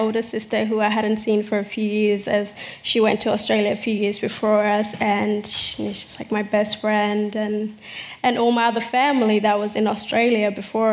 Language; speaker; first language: English; early bilingual, other home language; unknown